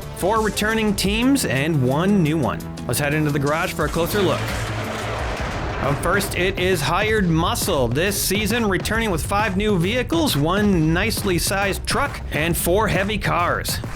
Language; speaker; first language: English; native; English